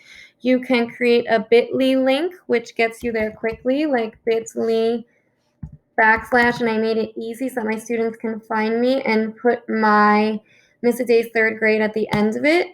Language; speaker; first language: English; native; English